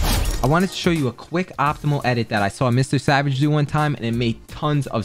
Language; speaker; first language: English; native; English